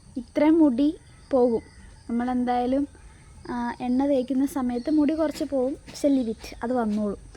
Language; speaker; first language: Malayalam; native; Malayalam